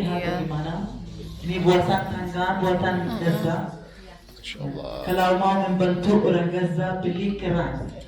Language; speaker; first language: Indonesian; non-native, fluent; Arabic